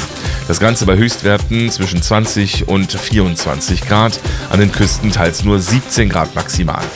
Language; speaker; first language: German; native; German